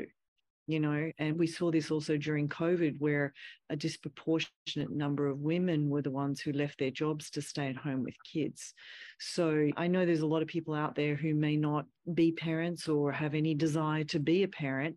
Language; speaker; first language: English; native; English